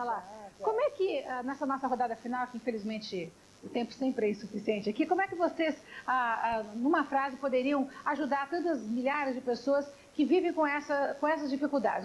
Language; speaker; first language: Portuguese; native; Portuguese